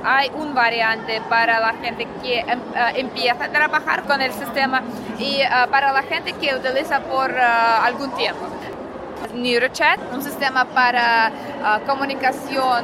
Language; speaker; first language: Spanish; non-native, learner; Russian